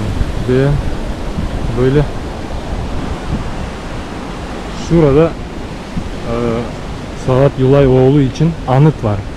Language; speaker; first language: Turkish; non-native, learner; Bashkir